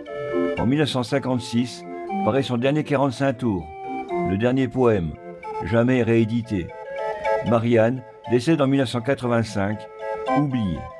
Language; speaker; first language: French; native; French